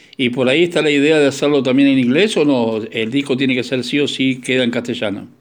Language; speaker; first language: Spanish; native; Spanish